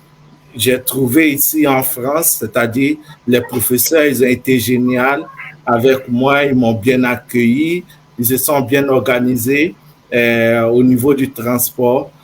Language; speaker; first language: French; non-native, fluent; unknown